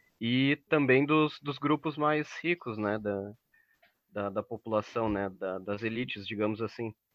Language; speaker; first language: Portuguese; native; Portuguese